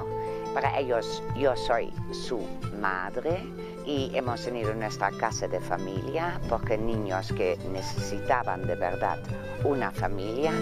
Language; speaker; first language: Spanish; non-native, fluent; Dutch